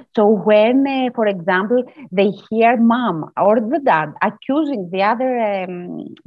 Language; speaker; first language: English; non-native, fluent; Greek